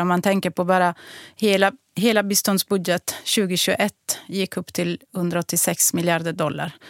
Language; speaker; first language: Swedish; non-native, fluent; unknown